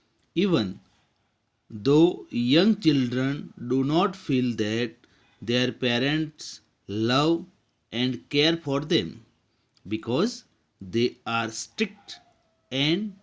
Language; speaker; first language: English; non-native, local second language; Gujarati